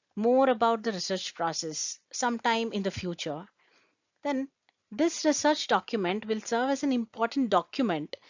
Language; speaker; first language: English; non-native, local second language; Kannada